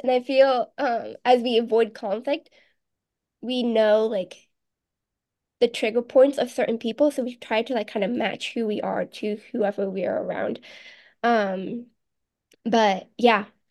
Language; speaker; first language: English; early bilingual, other home language; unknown